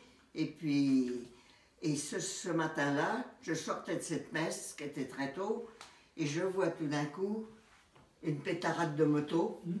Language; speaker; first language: French; native; French